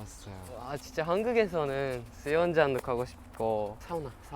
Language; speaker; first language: Korean; non-native, learner; Japanese